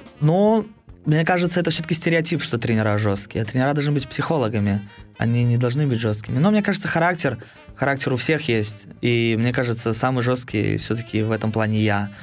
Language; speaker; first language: Russian; native; Russian